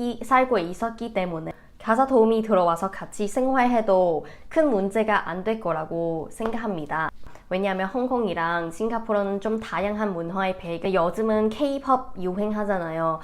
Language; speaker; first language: Korean; non-native, fluent; Cantonese